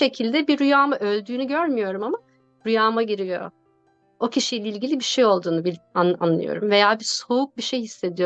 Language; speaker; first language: Turkish; native; Turkish